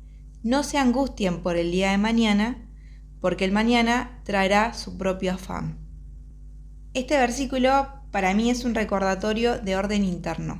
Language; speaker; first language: Spanish; native; Spanish